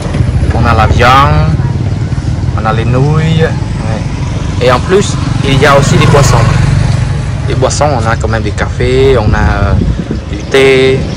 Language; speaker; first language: French; non-native, fluent; Khmer